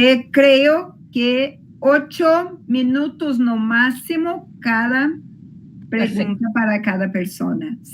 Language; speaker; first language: Spanish; non-native, learner; Portuguese